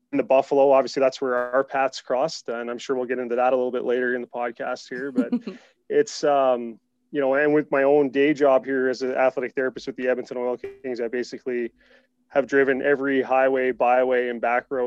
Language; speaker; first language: English; native; English